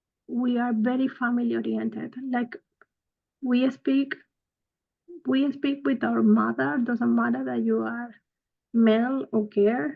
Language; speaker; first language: English; non-native, fluent; Spanish